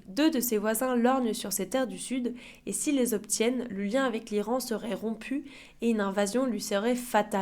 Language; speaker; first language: French; native; French